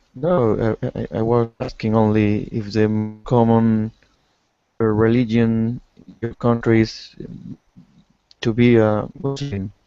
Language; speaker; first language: English; non-native, learner; Spanish